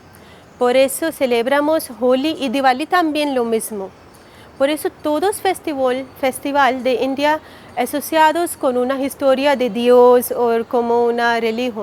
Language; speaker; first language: Spanish; non-native, learner; Hindi